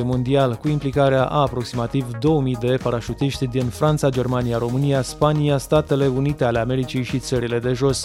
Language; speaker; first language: Romanian; native; Romanian